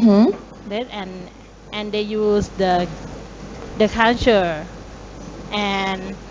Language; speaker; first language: English; non-native, learner; Thai